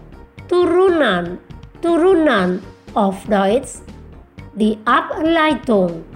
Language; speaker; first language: German; non-native, fluent; Indonesian